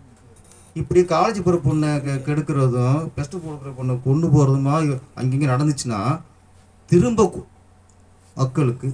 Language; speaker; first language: Tamil; native; Tamil